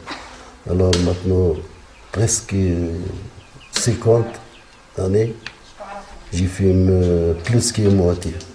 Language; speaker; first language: French; non-native, learner; Arabic